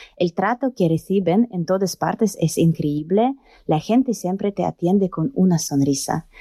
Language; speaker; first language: Spanish; non-native, learner; Russian